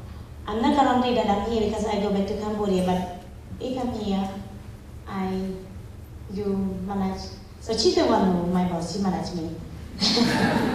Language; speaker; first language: English; non-native, learner; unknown